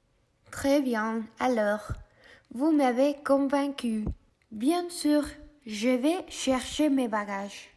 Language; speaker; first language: French; non-native, learner; Spanish